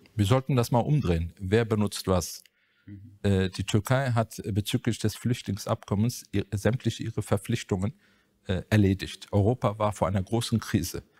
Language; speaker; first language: German; native; German